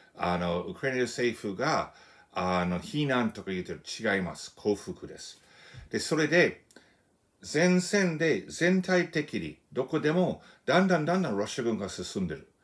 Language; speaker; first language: Japanese; non-native, fluent; English